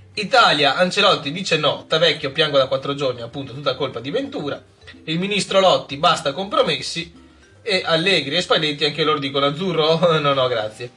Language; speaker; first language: Italian; native; Italian